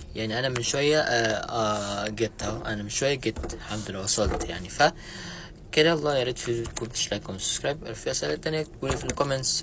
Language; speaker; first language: Arabic; non-native, fluent; Indonesian